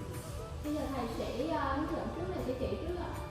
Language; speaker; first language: Vietnamese; non-native, fluent; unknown